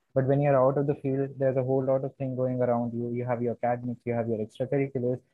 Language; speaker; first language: English; non-native, local second language; Hindi